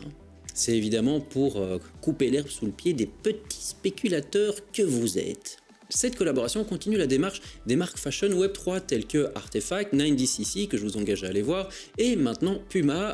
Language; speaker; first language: French; native; French